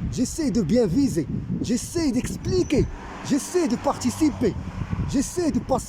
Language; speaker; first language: French; non-native, local second language; Arabic